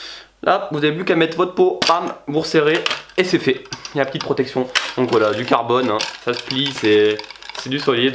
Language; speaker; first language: French; native; French